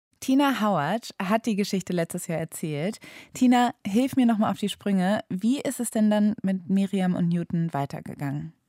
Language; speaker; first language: German; native; German